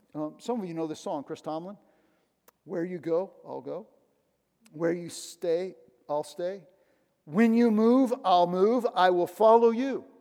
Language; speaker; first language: English; native; English